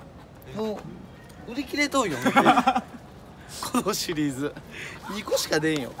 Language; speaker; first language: Japanese; native; Japanese